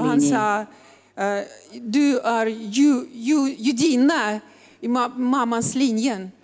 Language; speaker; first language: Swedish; non-native, learner; Russian